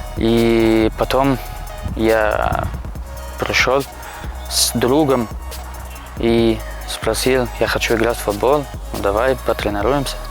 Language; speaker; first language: Russian; non-native, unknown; Arabic